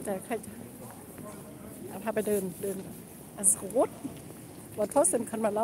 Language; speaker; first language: German; non-native, learner; Thai